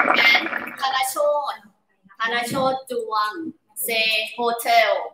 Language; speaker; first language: English; non-native, learner; Thai